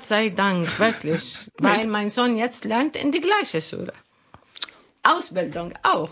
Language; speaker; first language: German; non-native, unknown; Arabic